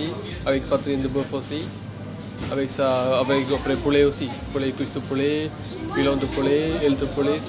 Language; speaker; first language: French; non-native, learner; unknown